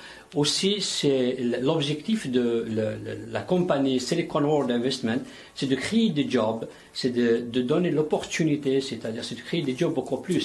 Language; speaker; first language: French; non-native, local second language; Arabic